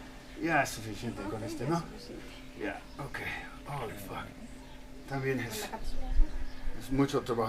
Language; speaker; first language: Spanish; non-native, learner; English